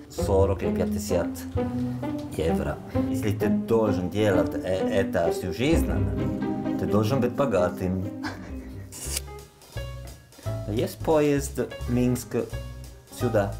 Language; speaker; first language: Russian; non-native, learner; Italian